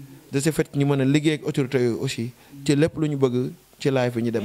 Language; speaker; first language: French; non-native, local second language; Wolof